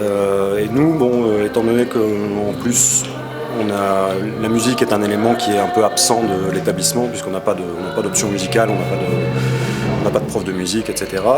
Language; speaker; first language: French; native; French